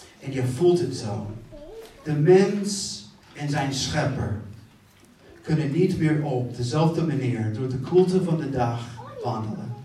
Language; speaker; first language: Dutch; non-native, fluent; English